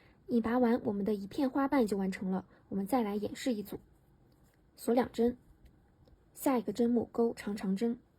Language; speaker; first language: Chinese; native; Chinese